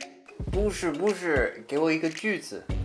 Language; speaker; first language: Chinese; non-native, learner; English